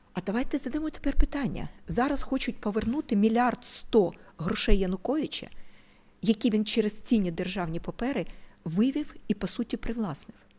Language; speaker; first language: Ukrainian; non-native, local second language; Russian